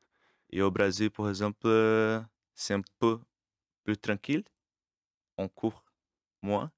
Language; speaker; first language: French; non-native, learner; Portuguese